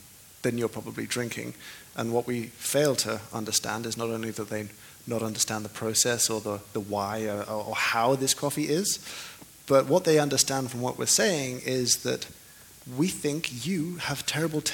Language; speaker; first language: English; native; English